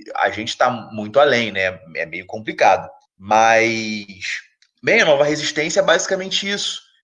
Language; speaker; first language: Portuguese; native; Portuguese